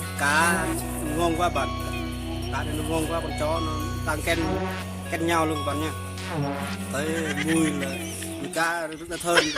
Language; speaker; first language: Vietnamese; non-native, local second language; Jarai